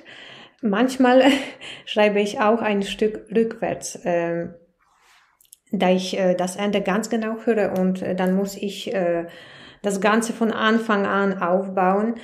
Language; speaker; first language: German; non-native, fluent; Polish